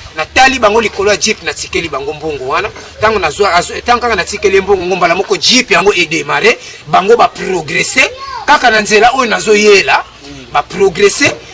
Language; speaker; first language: Lingala; non-native, local second language; Kongo